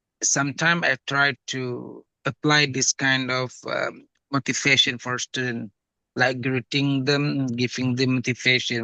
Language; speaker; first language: English; non-native, fluent; Indonesian